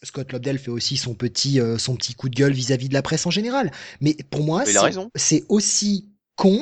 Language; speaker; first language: French; native; French